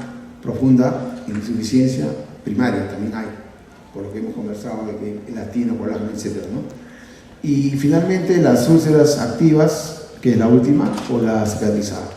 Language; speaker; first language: Spanish; native; Spanish